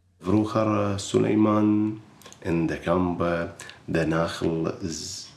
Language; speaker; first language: Dutch; non-native, learner; Arabic